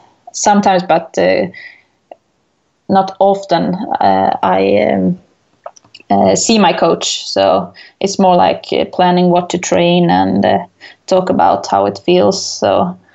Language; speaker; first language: English; non-native, fluent; Swedish